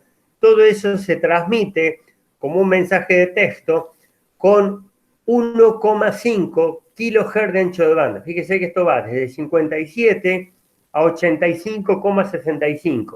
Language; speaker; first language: Spanish; native; Spanish